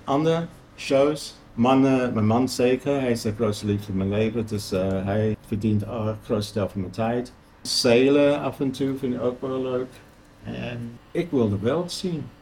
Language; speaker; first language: Dutch; non-native, fluent; English